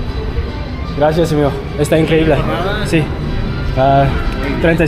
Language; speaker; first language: Spanish; non-native, learner; English